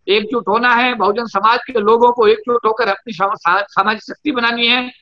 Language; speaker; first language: Hindi; native; Hindi